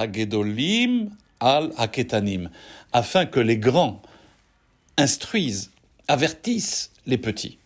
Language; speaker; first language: French; native; French